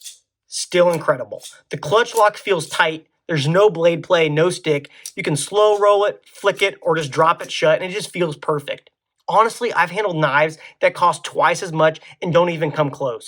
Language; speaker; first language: English; native; English